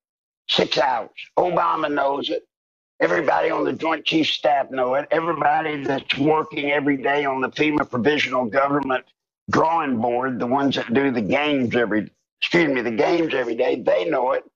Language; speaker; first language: English; native; English